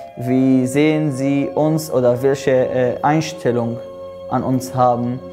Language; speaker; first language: German; non-native, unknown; Arabic